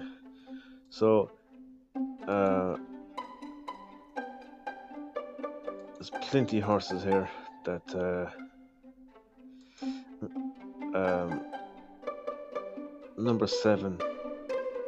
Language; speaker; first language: English; native; English